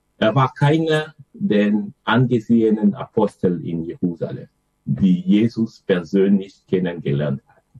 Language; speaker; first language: German; non-native, fluent; French